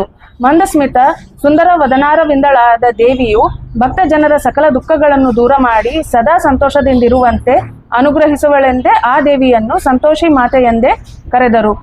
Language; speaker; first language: Kannada; native; Kannada